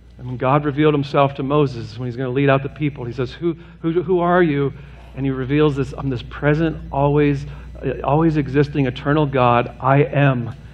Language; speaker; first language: English; native; English